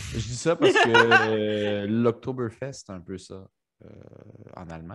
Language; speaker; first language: French; early bilingual, other home language; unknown